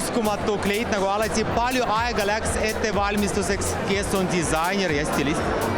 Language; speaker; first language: Estonian; non-native, local second language; Russian